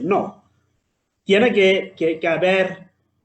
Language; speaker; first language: Spanish; non-native, fluent; Southern Sotho